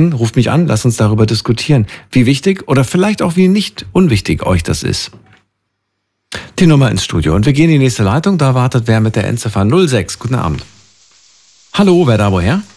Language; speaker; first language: German; native; German